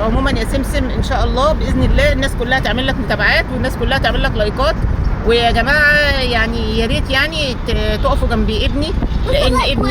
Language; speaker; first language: Arabic; native; Arabic